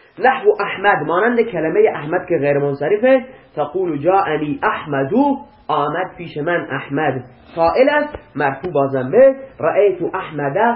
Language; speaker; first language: Persian; non-native, local second language; Baluchi